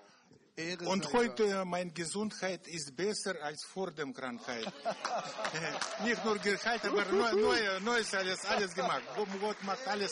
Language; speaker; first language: German; non-native, learner; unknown